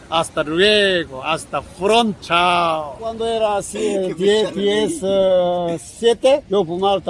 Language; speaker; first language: Spanish; non-native, learner; Korean